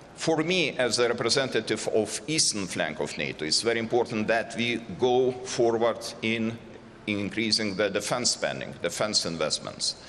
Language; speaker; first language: English; non-native, fluent; Lithuanian